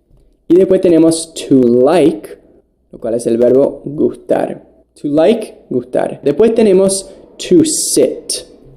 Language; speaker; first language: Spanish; non-native, fluent; English